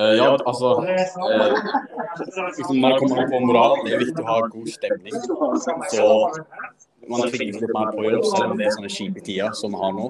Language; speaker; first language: Norwegian; native; Norwegian